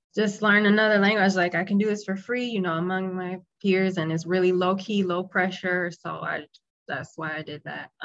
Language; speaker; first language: English; native; English